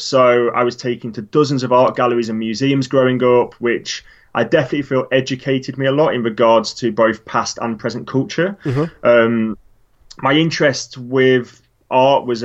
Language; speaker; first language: English; native; English